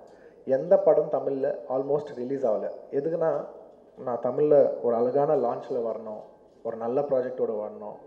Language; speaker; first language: Tamil; non-native, local second language; Telugu